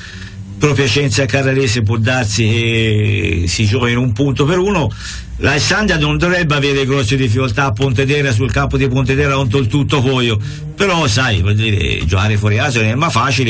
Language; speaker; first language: Italian; native; Italian